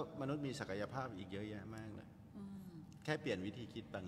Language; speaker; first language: Thai; native; Thai